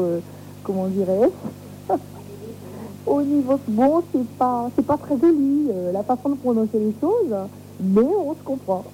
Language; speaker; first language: French; native; French